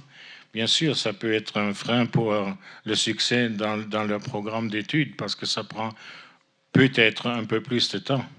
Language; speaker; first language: French; non-native, fluent; German